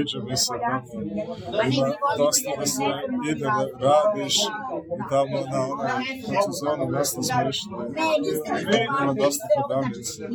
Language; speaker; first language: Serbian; early bilingual, heritage; Serbian